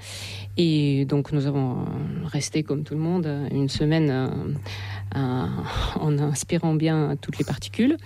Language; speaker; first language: French; non-native, fluent; Russian